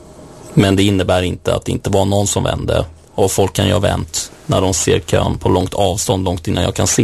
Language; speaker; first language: Swedish; native; Swedish